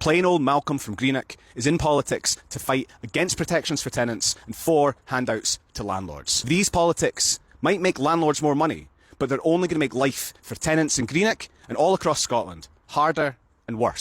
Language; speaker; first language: English; native; English